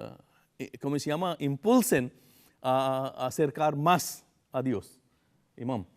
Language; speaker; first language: Spanish; non-native, fluent; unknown